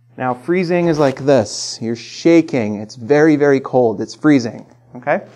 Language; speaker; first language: English; native; English